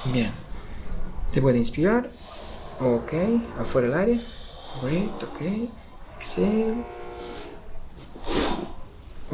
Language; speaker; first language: Spanish; non-native, fluent; Italian